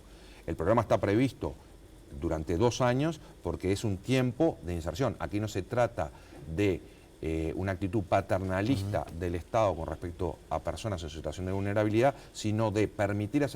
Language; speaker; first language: Spanish; native; Spanish